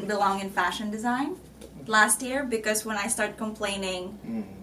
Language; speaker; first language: English; non-native, local second language; Filipino